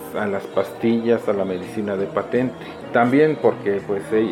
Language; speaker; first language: Spanish; native; Spanish